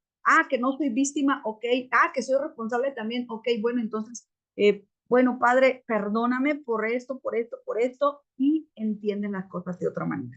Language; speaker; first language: Spanish; native; Spanish